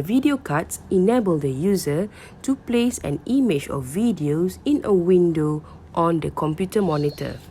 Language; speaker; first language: English; non-native, local second language; Malay